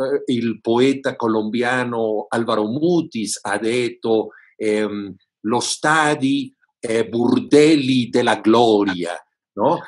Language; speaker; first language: Italian; non-native, fluent; Spanish